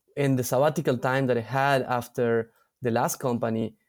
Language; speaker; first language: English; non-native, fluent; Spanish